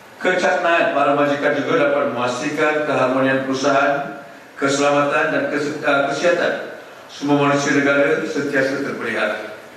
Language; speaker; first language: Malay; non-native, local second language; Tamil